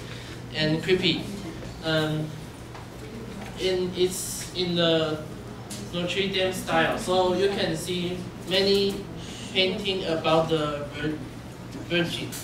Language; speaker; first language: English; non-native, learner; Chinese